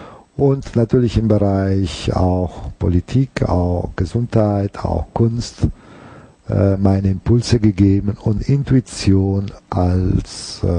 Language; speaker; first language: German; non-native, fluent; Italian